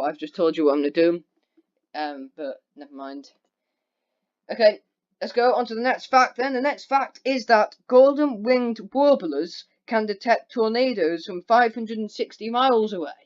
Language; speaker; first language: English; native; English